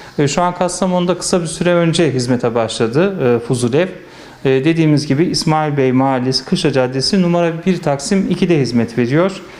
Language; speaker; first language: Turkish; native; Turkish